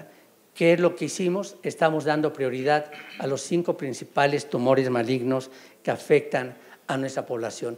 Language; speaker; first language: Spanish; native; Spanish